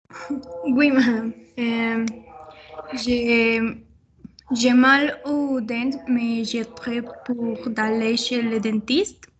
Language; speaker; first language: French; non-native, learner; Spanish